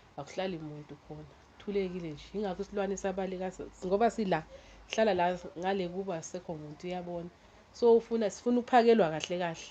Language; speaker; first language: Zulu; native; Zulu